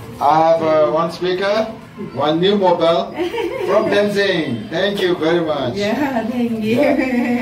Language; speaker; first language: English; non-native, learner; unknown